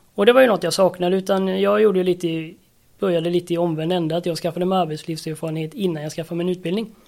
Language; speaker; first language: Swedish; native; Swedish